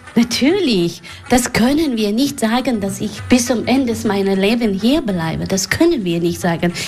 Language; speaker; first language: German; non-native, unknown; Persian